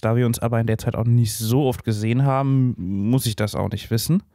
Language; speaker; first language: German; native; German